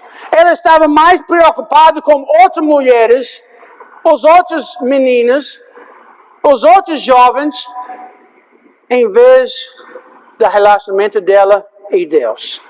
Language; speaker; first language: Portuguese; non-native, fluent; English